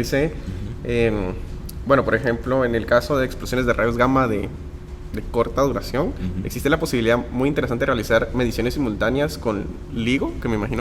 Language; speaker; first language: Spanish; native; Spanish